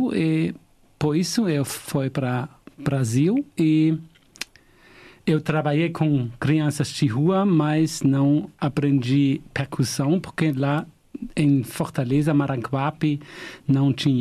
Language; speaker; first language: Portuguese; non-native, fluent; German